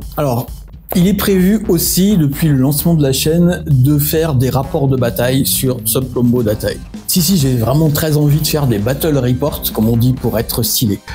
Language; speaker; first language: French; native; French